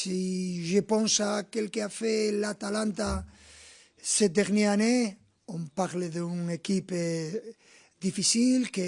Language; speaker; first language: French; non-native, fluent; Spanish